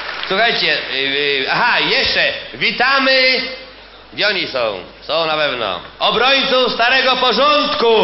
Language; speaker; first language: Polish; native; Polish